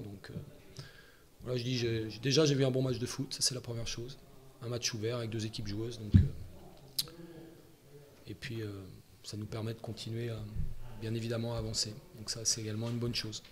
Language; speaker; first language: French; native; French